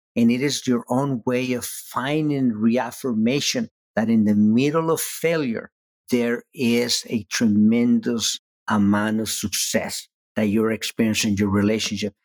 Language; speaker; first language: English; non-native, fluent; Spanish